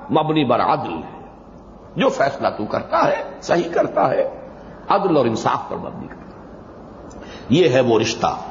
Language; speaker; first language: Urdu; native; Urdu